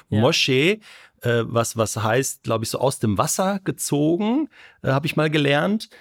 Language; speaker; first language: German; native; German